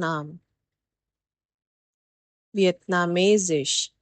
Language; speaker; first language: German; non-native, fluent; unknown